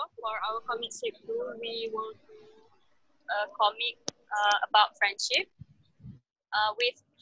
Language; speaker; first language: English; non-native, learner; Malay